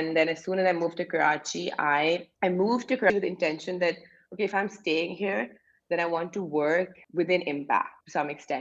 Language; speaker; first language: English; non-native, local second language; Urdu